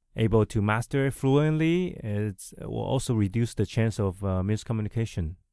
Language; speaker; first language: English; early bilingual, other home language; Chinese